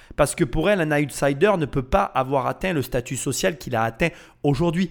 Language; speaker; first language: French; native; French